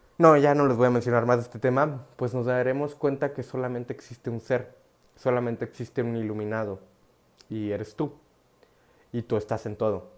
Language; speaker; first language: Spanish; native; Spanish